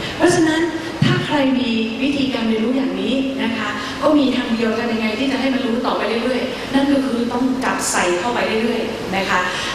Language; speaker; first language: Thai; native; Thai